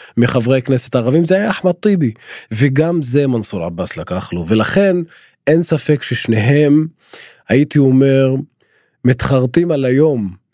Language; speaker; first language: Hebrew; non-native, local second language; Arabic